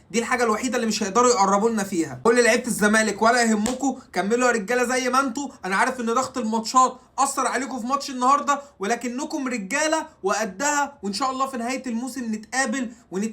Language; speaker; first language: Arabic; native; Arabic